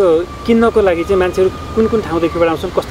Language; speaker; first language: Nepali; native; Nepali